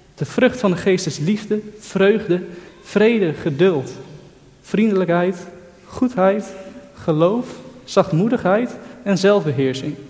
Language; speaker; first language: Dutch; native; Dutch